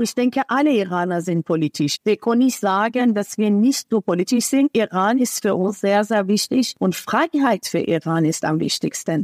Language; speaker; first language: German; non-native, fluent; Persian